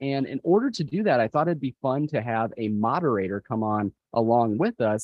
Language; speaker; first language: English; native; English